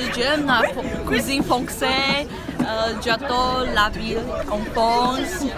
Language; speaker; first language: French; non-native, learner; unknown